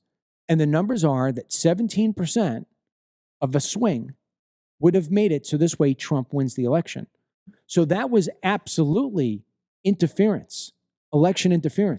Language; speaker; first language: English; native; English